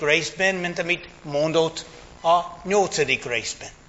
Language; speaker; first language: Hungarian; non-native, fluent; English